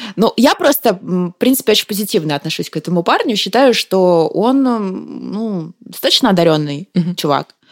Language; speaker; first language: Russian; native; Russian